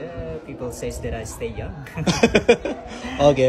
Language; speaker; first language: English; non-native, fluent; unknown